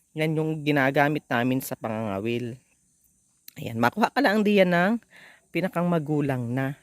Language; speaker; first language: Filipino; native; Filipino